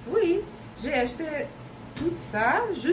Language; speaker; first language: French; non-native, learner; Russian